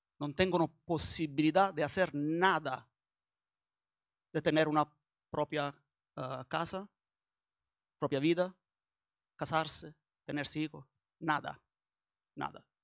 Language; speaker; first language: Spanish; non-native, learner; Italian